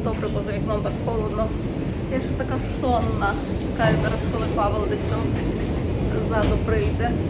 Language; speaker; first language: Ukrainian; native; Ukrainian